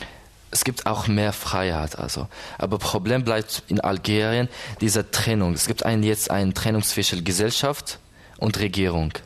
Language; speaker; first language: German; non-native, learner; Arabic